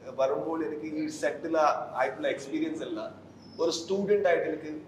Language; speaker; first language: Malayalam; non-native, learner; Kannada